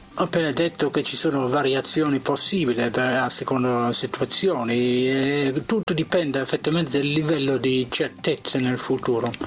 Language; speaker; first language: Italian; non-native, fluent; English